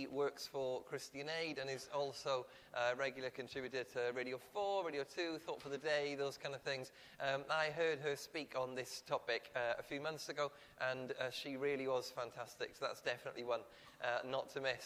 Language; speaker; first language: English; native; English